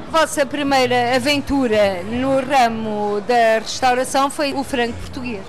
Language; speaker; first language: Portuguese; native; Portuguese